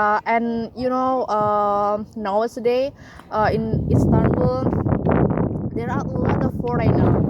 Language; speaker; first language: English; non-native, learner; Indonesian